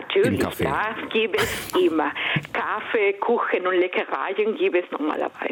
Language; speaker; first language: German; non-native, fluent; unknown